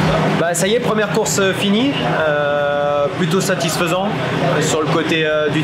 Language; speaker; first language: French; native; French